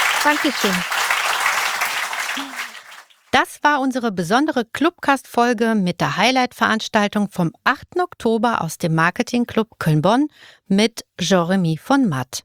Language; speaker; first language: German; native; German